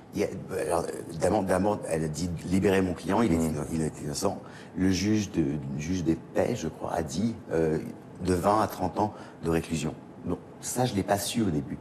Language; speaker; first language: French; native; French